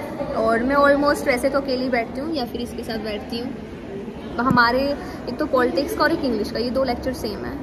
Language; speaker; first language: Hindi; native; Hindi